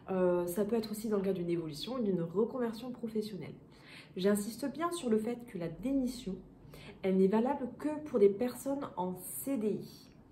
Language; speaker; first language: French; native; French